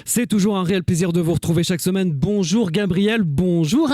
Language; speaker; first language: French; native; French